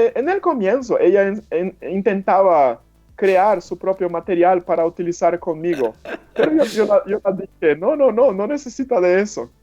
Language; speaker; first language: Spanish; non-native, fluent; Portuguese